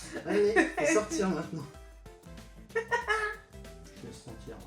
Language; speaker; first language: French; native; French